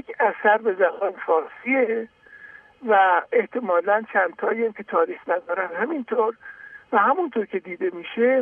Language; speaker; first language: Persian; native; Persian